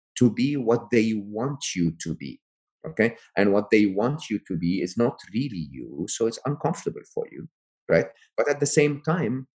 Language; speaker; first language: English; non-native, fluent; Arabic